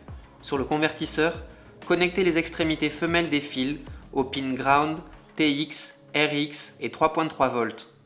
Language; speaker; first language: French; native; French